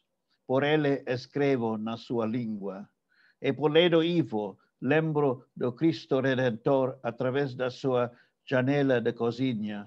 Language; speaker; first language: Portuguese; non-native, fluent; English